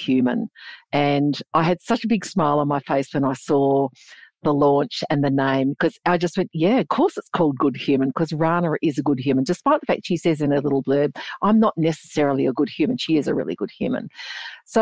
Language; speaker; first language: English; native; English